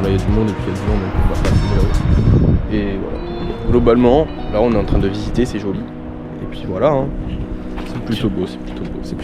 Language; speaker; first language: French; native; French